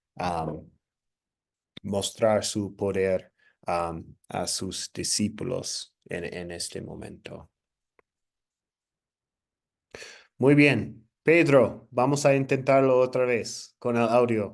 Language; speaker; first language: Spanish; non-native, fluent; English